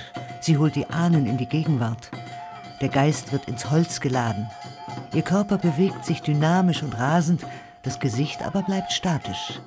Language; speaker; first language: German; native; German